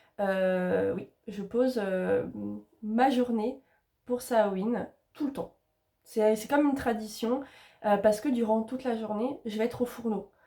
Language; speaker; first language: French; native; French